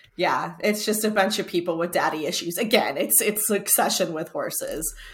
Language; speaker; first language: English; native; English